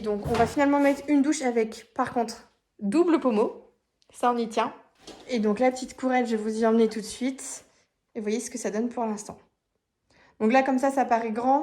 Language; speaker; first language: French; native; French